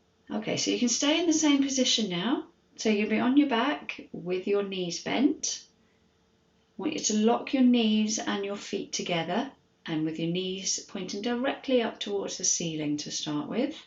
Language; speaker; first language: English; native; English